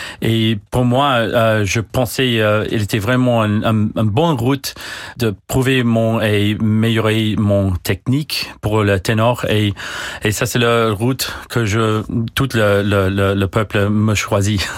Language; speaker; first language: French; non-native, learner; English